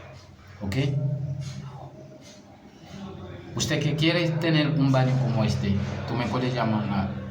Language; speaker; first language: Spanish; non-native, learner; Haitian Creole